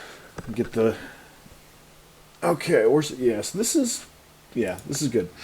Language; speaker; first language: English; native; English